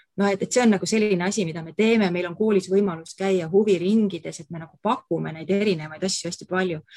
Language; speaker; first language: Estonian; native; Estonian